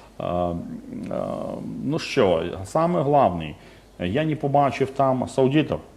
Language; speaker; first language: Ukrainian; non-native, fluent; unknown